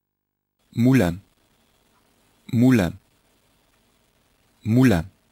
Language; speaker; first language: French; native; French